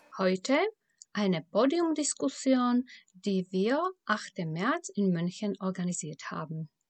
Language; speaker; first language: German; non-native, fluent; Slovak